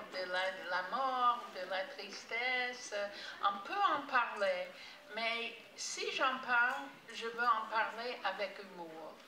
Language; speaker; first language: French; non-native, fluent; English